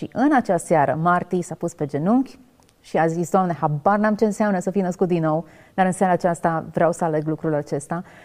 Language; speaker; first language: Romanian; native; Romanian